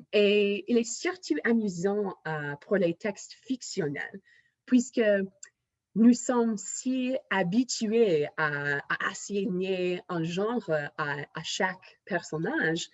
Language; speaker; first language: French; non-native, fluent; English